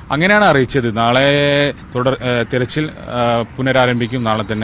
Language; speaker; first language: Malayalam; native; Malayalam